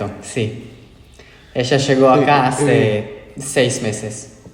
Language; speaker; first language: Spanish; non-native, fluent; Hebrew